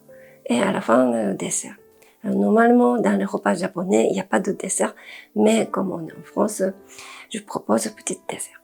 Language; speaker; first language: French; non-native, fluent; Japanese